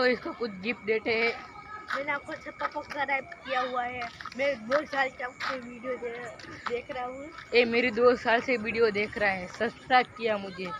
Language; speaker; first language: Hindi; non-native, local second language; Gujarati